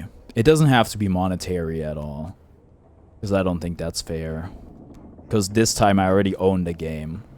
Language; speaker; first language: English; native; English